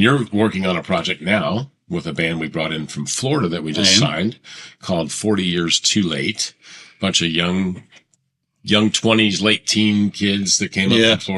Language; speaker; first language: English; native; English